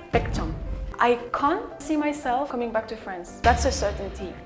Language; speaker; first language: English; non-native, fluent; French